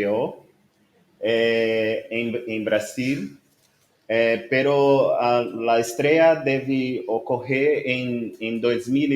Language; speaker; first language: Spanish; non-native, learner; Portuguese